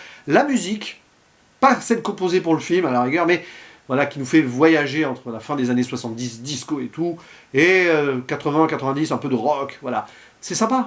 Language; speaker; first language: French; native; French